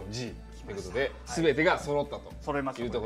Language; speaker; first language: Japanese; native; Japanese